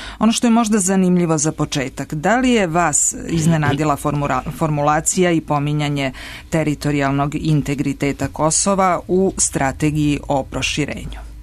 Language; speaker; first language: Serbian; native; Serbian